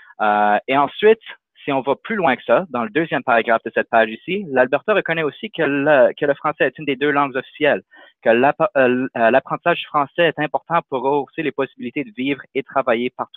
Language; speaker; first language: French; native; French